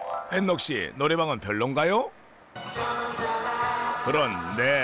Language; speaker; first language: Korean; native; Korean